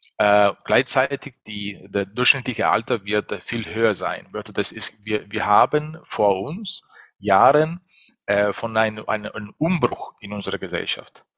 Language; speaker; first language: German; non-native, fluent; Italian